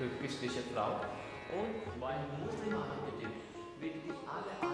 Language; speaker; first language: German; non-native, learner; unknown